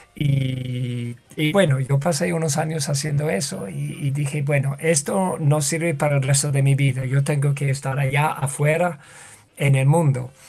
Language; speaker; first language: Spanish; non-native, fluent; English